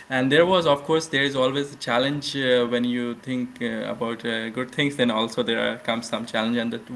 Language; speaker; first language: English; non-native, local second language; Hindi